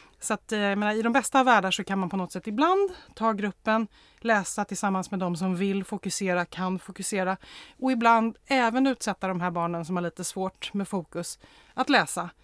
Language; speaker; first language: Swedish; native; Swedish